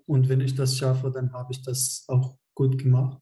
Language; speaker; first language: German; non-native, fluent; Arabic